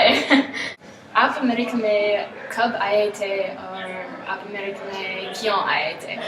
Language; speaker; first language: Hindi; non-native, learner; English